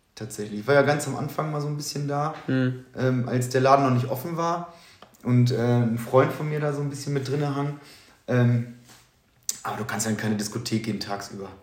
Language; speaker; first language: German; native; German